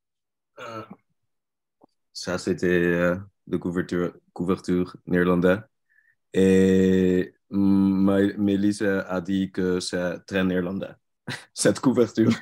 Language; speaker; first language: French; non-native, learner; Dutch